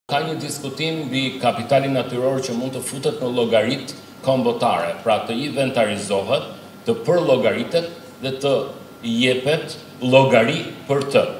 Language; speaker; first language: Albanian; native; Albanian